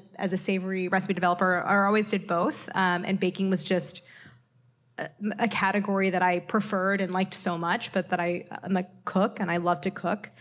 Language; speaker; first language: English; native; English